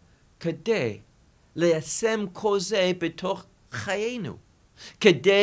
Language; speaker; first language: Hebrew; non-native, fluent; English